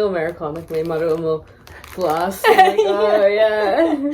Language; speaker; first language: Irish; non-native, learner; English